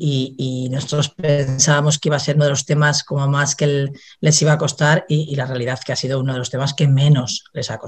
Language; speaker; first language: Spanish; native; Spanish